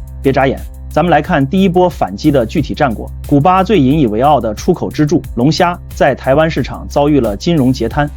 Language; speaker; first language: Chinese; native; Chinese